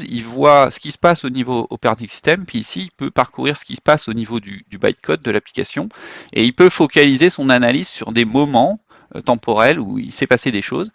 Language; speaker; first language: French; native; French